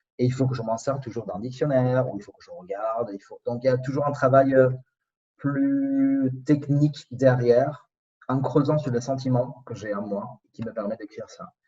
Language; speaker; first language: French; non-native, fluent; Spanish